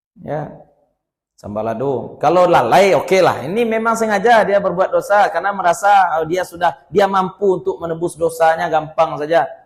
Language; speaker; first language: Malay; non-native, local second language; Minangkabau